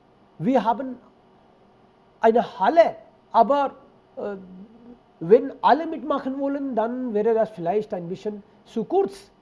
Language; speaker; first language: German; non-native, fluent; Hindi